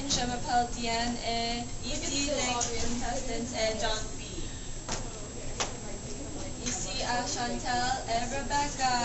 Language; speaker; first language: French; non-native, learner; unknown